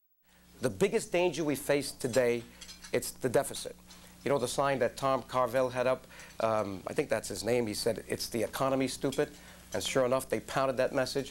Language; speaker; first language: English; native; English